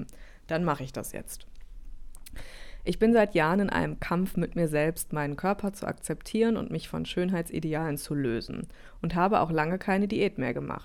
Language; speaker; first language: German; native; German